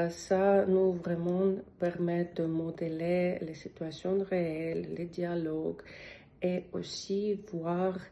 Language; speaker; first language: French; non-native, learner; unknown